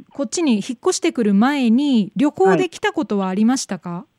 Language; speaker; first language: Japanese; non-native, fluent; Vietnamese